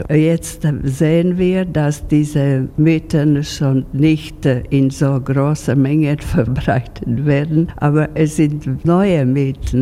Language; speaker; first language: German; non-native, fluent; Slovak